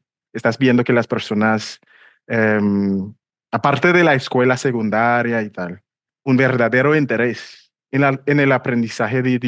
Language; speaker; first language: Spanish; non-native, fluent; English